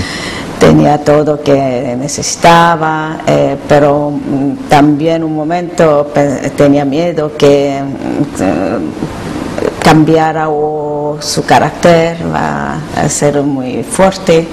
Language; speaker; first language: Spanish; non-native, learner; Korean